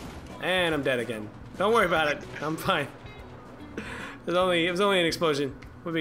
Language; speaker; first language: English; native; English